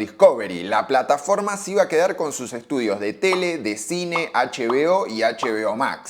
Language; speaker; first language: Spanish; native; Spanish